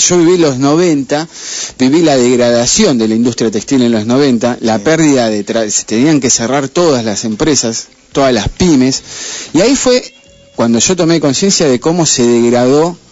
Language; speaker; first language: Spanish; native; Spanish